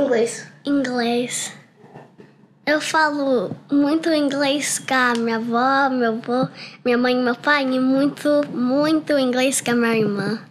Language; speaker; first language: Portuguese; early bilingual, heritage; English